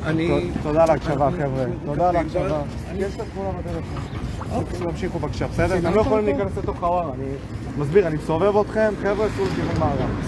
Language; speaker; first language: Hebrew; native; Hebrew